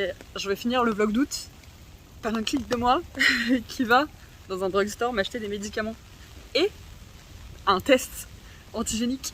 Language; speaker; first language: French; native; French